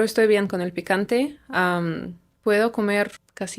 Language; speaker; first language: Spanish; non-native, fluent; Ukrainian